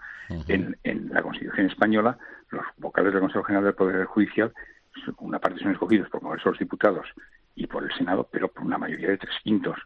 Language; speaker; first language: Spanish; non-native, local second language; Catalan